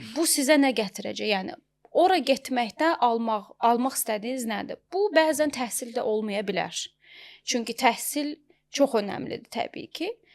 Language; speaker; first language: Azerbaijani; native; Azerbaijani